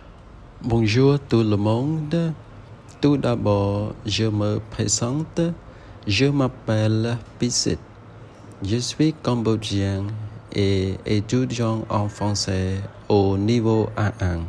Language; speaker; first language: French; non-native, learner; Khmer